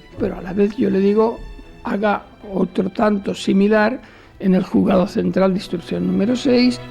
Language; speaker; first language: Spanish; native; Spanish